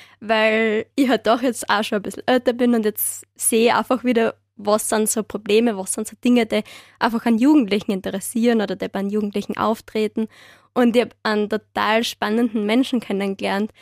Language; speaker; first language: German; native; German